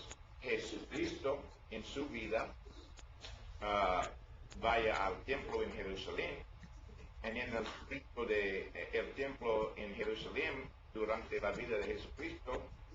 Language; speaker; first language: Spanish; non-native, learner; English